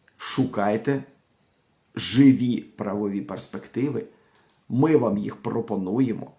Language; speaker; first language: Ukrainian; non-native, local second language; Russian